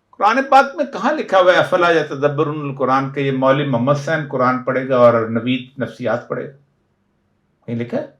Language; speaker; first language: Urdu; non-native, local second language; Punjabi